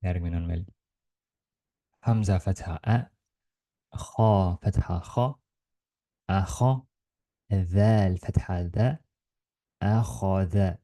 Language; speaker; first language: Arabic; non-native, learner; Estonian